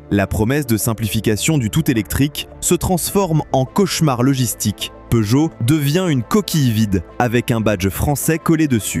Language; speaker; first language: French; native; French